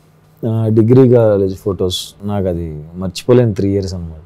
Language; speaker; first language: Telugu; native; Telugu